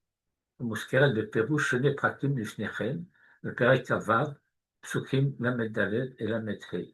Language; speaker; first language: Hebrew; non-native, fluent; French